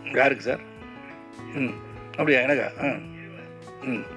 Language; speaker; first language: Tamil; native; Tamil